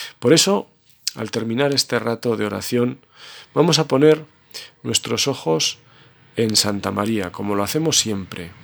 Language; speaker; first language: Spanish; native; Spanish